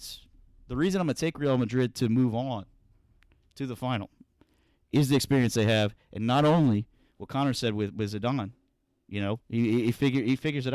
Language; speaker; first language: English; native; English